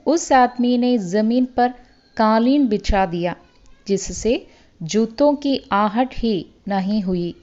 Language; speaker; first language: Hindi; non-native, local second language; Malayalam